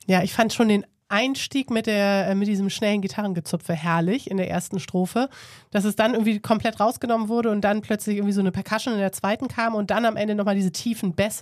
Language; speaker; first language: German; native; German